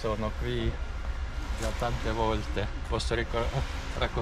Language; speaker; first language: Italian; non-native, learner; Russian